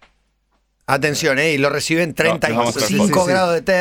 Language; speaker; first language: Spanish; native; Spanish